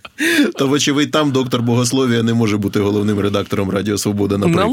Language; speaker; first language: Ukrainian; native; Ukrainian